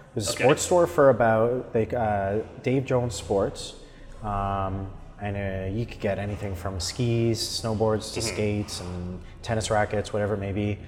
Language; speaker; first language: English; native; English